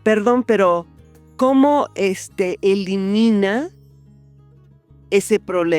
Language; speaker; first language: Spanish; non-native, fluent; English